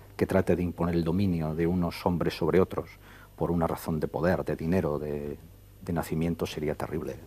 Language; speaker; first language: Spanish; native; Spanish